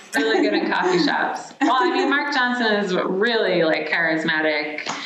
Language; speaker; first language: English; native; English